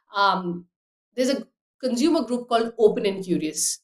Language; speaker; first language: English; non-native, fluent; Hindi